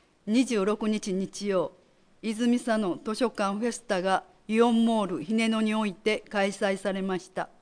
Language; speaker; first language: Japanese; native; Japanese